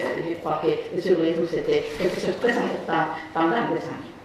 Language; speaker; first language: French; non-native, fluent; Spanish